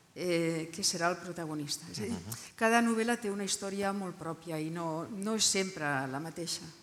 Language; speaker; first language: Catalan; non-native, local second language; Spanish